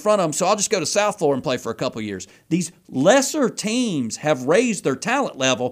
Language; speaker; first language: English; native; English